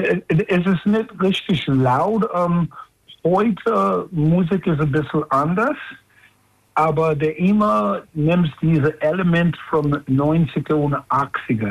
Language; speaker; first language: German; non-native, learner; English